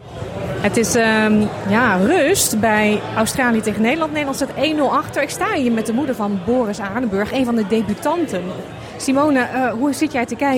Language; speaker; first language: Dutch; native; Dutch